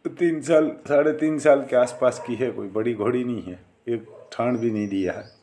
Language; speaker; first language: Hindi; non-native, local second language; Gujarati